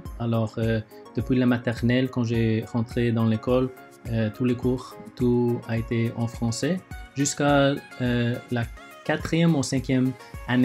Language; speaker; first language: French; early bilingual, other home language; Chinese